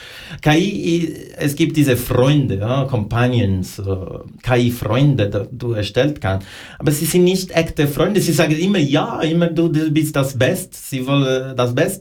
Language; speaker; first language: German; non-native, learner; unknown